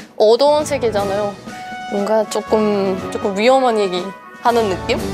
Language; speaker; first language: Korean; non-native, fluent; German